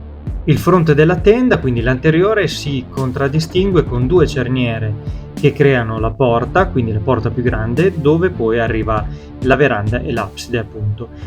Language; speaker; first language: Italian; native; Italian